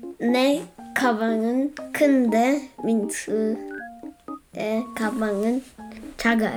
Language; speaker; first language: Korean; early bilingual, heritage; English